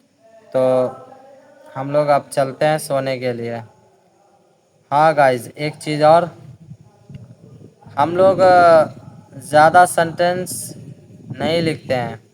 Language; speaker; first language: Hindi; native; Hindi